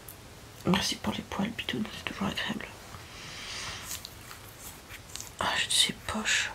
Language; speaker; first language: French; native; French